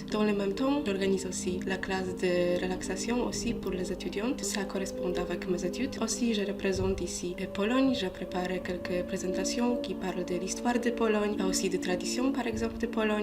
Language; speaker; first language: French; non-native, fluent; Polish